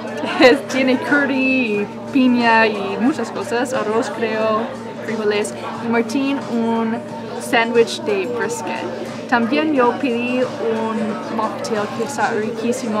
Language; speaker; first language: Spanish; non-native, fluent; English